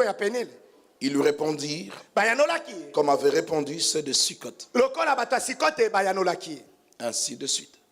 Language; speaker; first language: French; non-native, local second language; Lingala